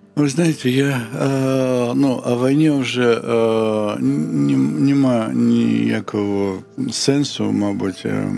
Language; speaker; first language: Ukrainian; non-native, local second language; Russian